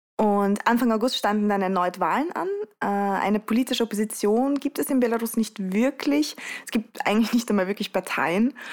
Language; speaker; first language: German; early bilingual, other home language; Russian